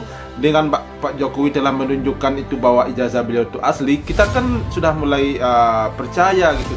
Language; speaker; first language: Indonesian; native; Indonesian